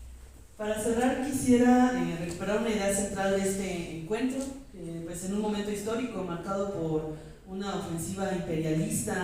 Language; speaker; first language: Spanish; native; Spanish